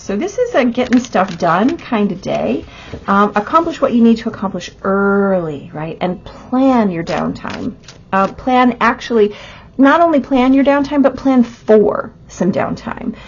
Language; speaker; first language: English; native; English